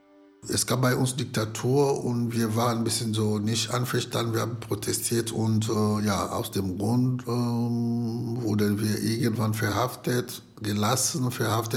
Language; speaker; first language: German; non-native, fluent; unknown